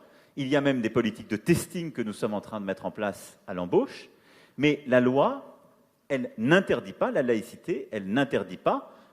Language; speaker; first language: French; native; French